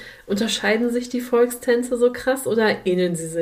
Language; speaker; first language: German; native; German